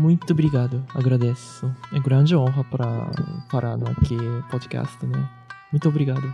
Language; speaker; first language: Portuguese; early bilingual, heritage; Japanese